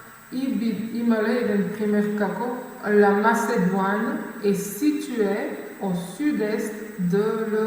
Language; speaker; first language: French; non-native, fluent; Macedonian